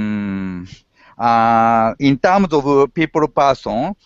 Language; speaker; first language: English; non-native, learner; Japanese